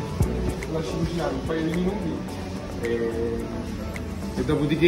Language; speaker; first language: Italian; native; Italian